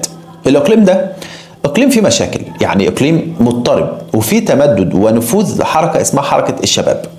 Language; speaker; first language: Arabic; native; Arabic